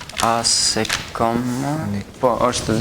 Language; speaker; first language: Albanian; early bilingual, heritage; Albanian